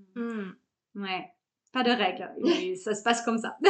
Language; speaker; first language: French; non-native, fluent; English